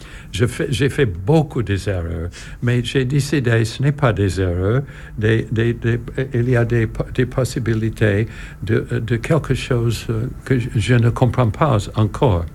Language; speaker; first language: French; non-native, learner; English